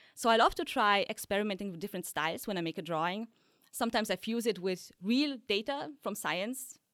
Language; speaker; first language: English; early bilingual, other home language; Polish